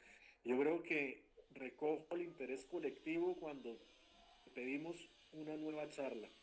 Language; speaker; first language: Spanish; native; Spanish